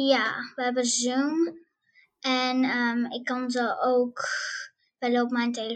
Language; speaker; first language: Dutch; early bilingual, heritage; Dutch